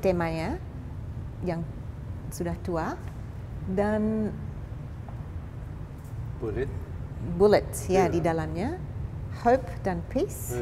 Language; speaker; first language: Indonesian; non-native, fluent; English